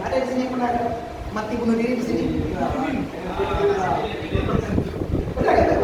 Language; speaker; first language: Indonesian; non-native, local second language; Achinese